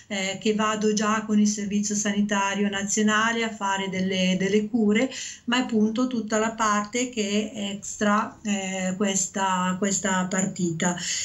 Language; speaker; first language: Italian; native; Italian